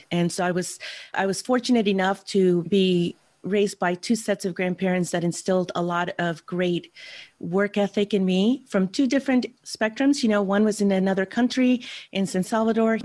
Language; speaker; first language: English; early bilingual, other home language; Spanish